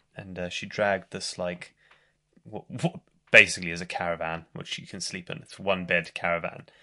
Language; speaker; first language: English; native; English